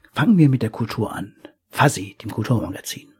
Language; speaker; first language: German; native; German